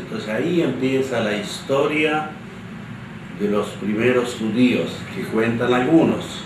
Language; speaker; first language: Spanish; native; Spanish